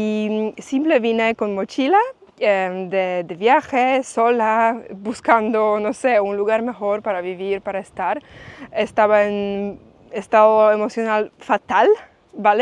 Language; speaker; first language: Spanish; non-native, fluent; Polish